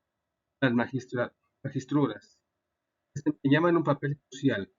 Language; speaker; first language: Spanish; native; Spanish